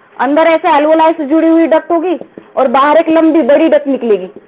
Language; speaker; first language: Hindi; non-native, local second language; Marathi